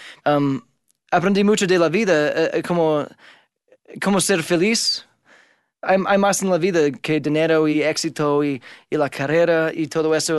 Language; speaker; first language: Spanish; non-native, fluent; English